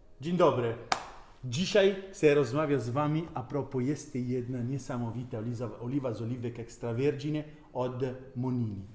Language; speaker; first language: Polish; non-native, learner; Italian